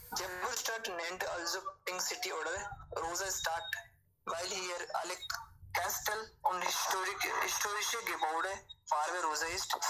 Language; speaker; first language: German; non-native, learner; Hindi